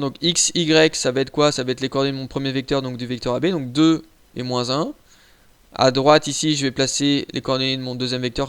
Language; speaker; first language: French; native; French